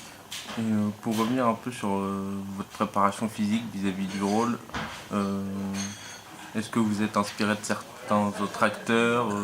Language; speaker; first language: French; native; French